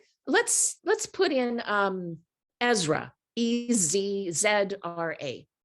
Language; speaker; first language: English; native; English